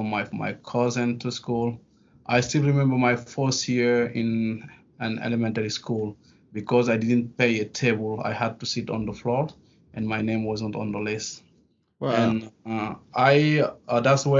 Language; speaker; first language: English; non-native, fluent; Fula